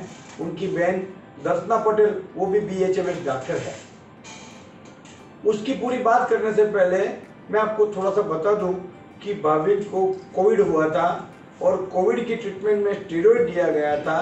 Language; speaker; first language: Hindi; non-native, local second language; Gujarati